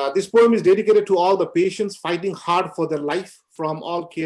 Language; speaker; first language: English; non-native, local second language; Nepali